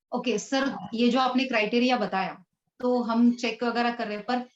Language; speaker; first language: Hindi; non-native, local second language; Marathi